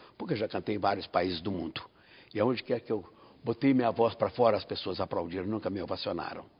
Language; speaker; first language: Portuguese; native; Portuguese